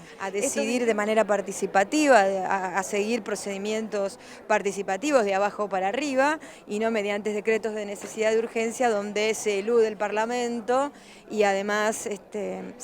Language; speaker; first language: Spanish; native; Spanish